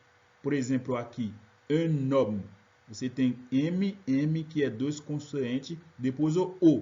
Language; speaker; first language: Portuguese; non-native, fluent; French